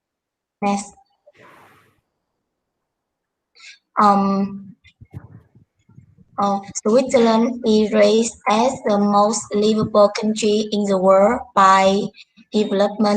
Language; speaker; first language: English; non-native, learner; Vietnamese